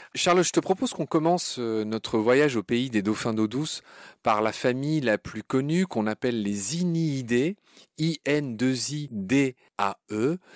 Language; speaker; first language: French; native; French